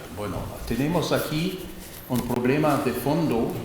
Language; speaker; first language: Spanish; non-native, fluent; German